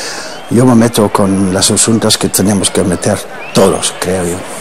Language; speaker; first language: Spanish; non-native, fluent; Dutch